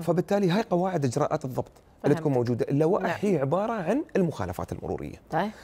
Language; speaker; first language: Arabic; native; Arabic